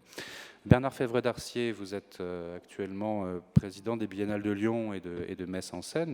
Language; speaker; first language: French; native; French